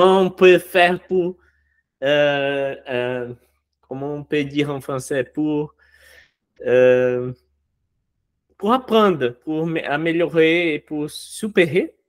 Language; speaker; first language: French; non-native, learner; Portuguese